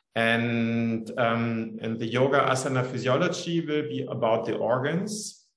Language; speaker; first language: English; non-native, fluent; German